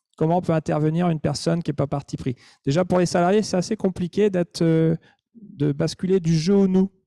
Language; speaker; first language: French; native; French